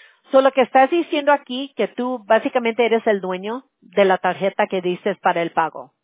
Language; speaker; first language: Spanish; early bilingual, heritage; Spanish